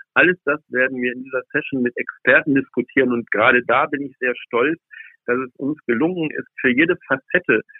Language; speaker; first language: German; native; German